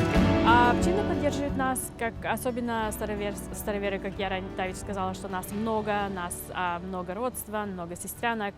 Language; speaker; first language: Russian; early bilingual, heritage; Russian